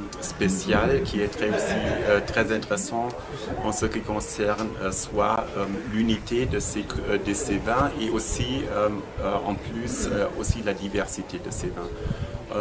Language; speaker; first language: French; non-native, fluent; German